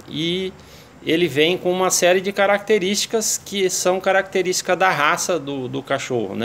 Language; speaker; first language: Portuguese; native; Portuguese